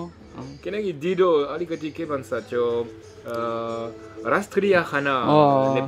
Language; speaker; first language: Nepali; non-native, learner; French